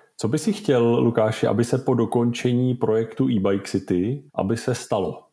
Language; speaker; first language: Czech; native; Czech